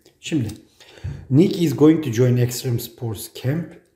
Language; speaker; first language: English; non-native, fluent; Turkish